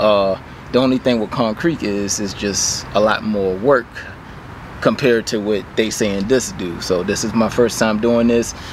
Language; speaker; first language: English; native; English